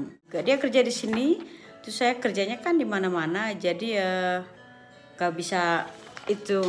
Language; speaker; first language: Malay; non-native, local second language; Sundanese